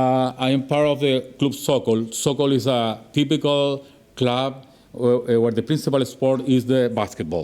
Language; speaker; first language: English; non-native, learner; Spanish